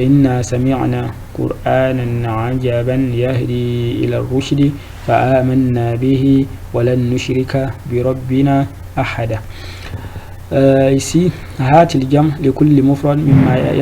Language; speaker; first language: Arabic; non-native, fluent; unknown